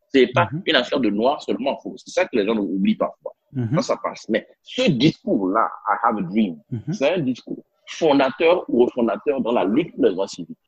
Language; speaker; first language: French; non-native, local second language; Spanish